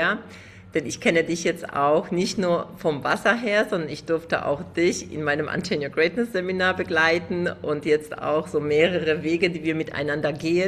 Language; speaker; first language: German; native; German